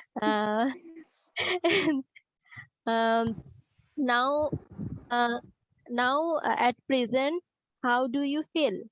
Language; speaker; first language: English; non-native, learner; Bangla